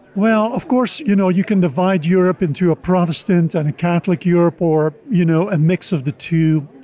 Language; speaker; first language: English; non-native, fluent; Dutch